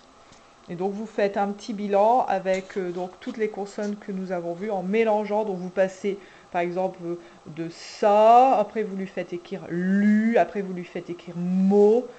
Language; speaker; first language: French; native; French